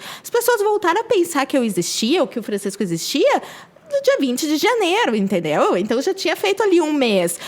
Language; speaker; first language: Portuguese; native; Portuguese